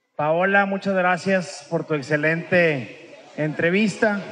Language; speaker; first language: Spanish; native; Spanish